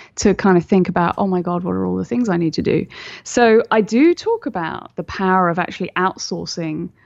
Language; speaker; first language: English; native; English